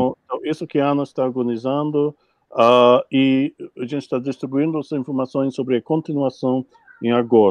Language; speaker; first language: Portuguese; non-native, fluent; English